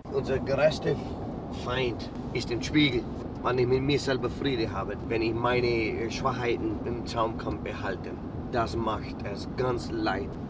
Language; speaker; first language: German; early bilingual, heritage; English